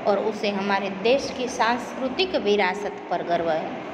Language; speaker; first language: Hindi; non-native, local second language; Gujarati